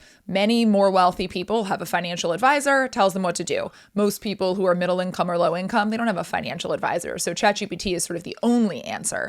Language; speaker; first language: English; native; English